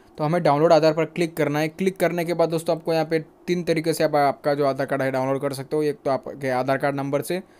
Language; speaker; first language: Hindi; non-native, local second language; Marathi